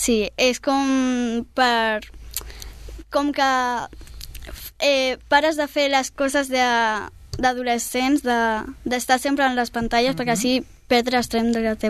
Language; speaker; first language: Catalan; non-native, local second language; Spanish